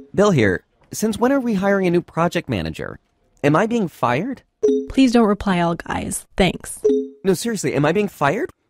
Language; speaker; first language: English; native; English